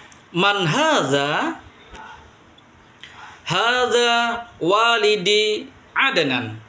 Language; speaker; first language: Arabic; non-native, fluent; Indonesian